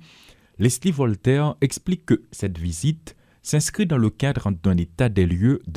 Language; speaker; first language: French; non-native, local second language; Haitian Creole